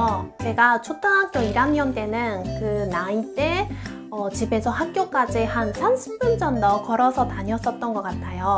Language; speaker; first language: Korean; non-native, fluent; Japanese